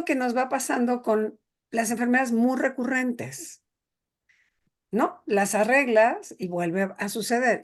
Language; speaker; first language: Spanish; native; Spanish